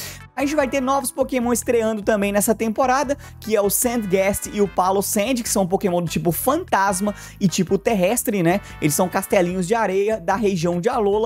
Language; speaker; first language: Portuguese; native; Portuguese